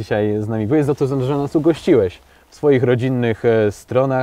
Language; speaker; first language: Polish; native; Polish